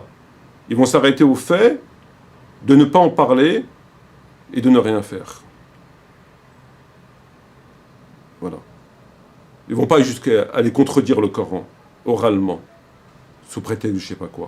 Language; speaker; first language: French; native; French